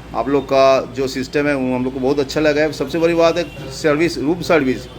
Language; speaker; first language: Hindi; non-native, local second language; Bangla